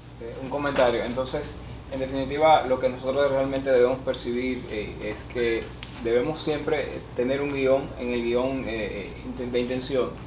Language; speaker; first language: Spanish; native; Spanish